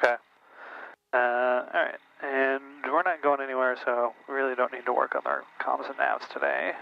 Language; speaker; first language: English; native; English